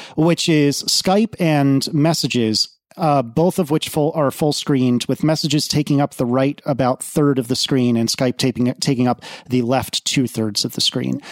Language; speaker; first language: English; native; English